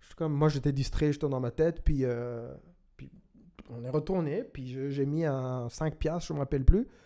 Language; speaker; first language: French; non-native, local second language; Kinyarwanda